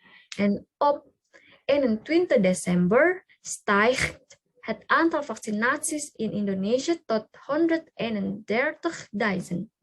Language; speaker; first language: Dutch; non-native, learner; Indonesian